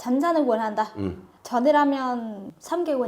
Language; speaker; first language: Korean; non-native, fluent; Vietnamese